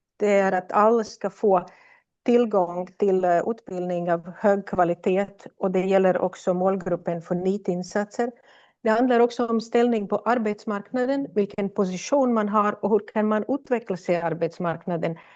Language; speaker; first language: Swedish; non-native, fluent; Latvian